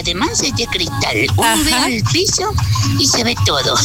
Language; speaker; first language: Spanish; native; Spanish